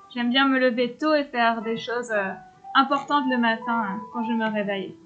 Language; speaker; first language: French; native; French